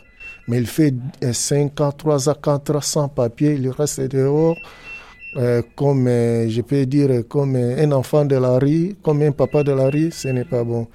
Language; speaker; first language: French; non-native, learner; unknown